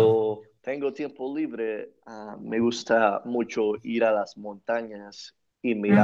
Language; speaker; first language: Spanish; early bilingual, other home language; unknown